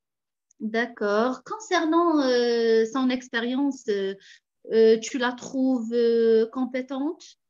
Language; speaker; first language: French; non-native, fluent; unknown